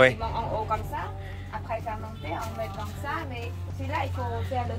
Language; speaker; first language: French; non-native, learner; Khmer